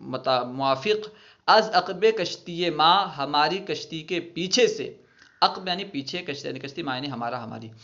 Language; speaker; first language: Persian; non-native, fluent; Urdu